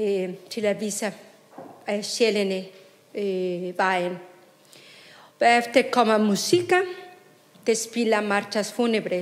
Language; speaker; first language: Danish; non-native, fluent; Spanish